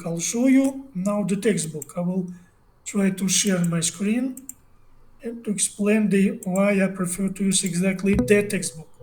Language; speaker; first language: English; non-native, learner; Russian